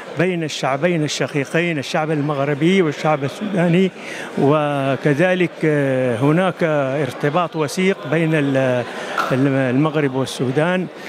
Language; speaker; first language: Arabic; native; Arabic